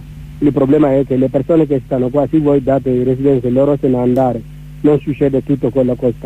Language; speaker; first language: Italian; non-native, learner; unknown